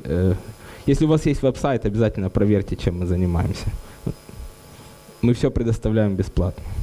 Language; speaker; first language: Russian; native; Russian